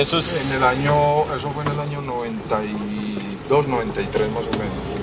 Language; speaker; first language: Spanish; native; Spanish